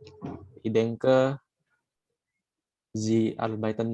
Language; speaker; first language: German; non-native, learner; Indonesian